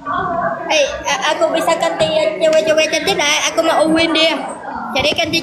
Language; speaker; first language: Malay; non-native, learner; Vietnamese